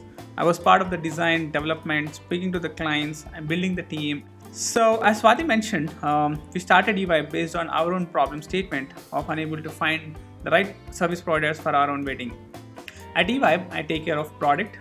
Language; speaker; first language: English; non-native, local second language; Telugu